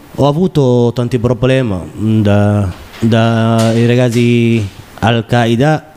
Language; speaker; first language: Italian; non-native, learner; Somali